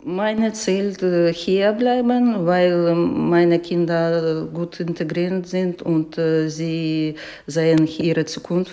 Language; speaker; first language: German; non-native, learner; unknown